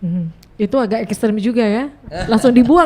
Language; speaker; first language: Indonesian; native; Indonesian